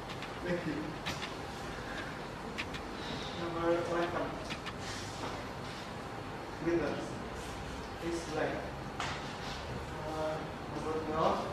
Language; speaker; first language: English; non-native, learner; Indonesian